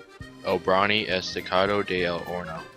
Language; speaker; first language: Spanish; non-native, learner; English